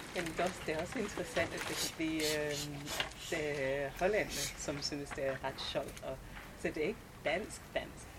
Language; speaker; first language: Danish; non-native, fluent; English